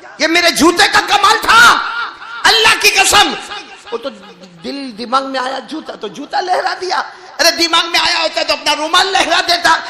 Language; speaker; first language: Urdu; native; Urdu